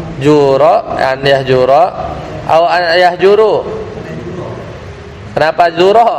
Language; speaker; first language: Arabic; non-native, fluent; Indonesian